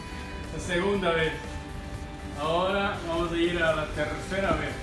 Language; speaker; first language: Spanish; non-native, fluent; Chinese